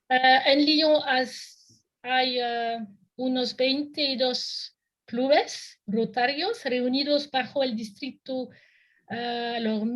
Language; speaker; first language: Spanish; non-native, fluent; French